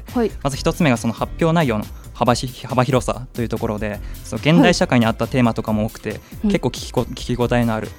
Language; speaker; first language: Japanese; native; Japanese